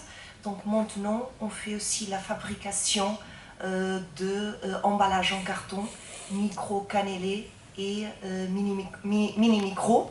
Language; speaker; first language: French; non-native, fluent; Portuguese